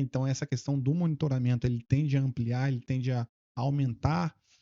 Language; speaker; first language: Portuguese; native; Portuguese